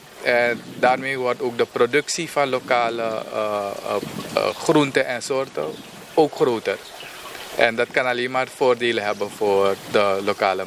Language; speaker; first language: Dutch; non-native, local second language; Papiamento